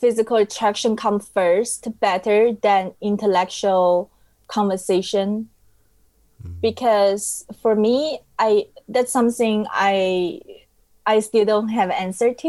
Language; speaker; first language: English; non-native, fluent; Chinese